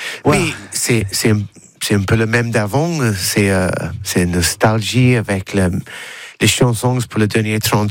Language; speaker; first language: French; non-native, learner; English